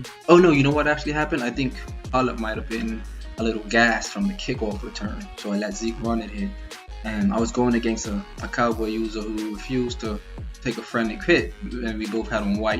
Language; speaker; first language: English; native; English